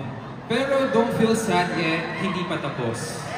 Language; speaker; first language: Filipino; non-native, learner; Korean